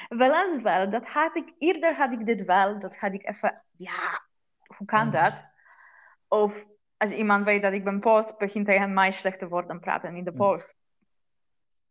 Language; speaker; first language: Dutch; non-native, learner; Polish